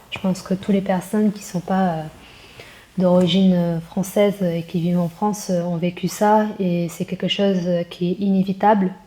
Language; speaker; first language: French; early bilingual, other home language; Chinese